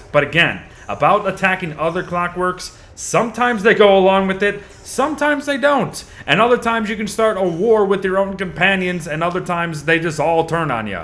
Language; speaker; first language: English; native; English